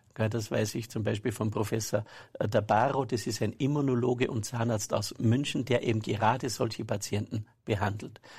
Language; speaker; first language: German; native; German